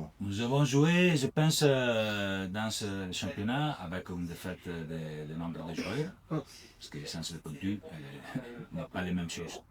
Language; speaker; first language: French; non-native, learner; Italian